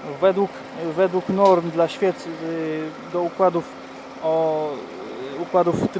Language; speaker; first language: Polish; native; Polish